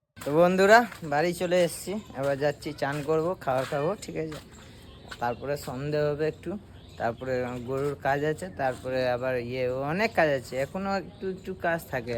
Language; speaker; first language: Bangla; non-native, learner; Hindi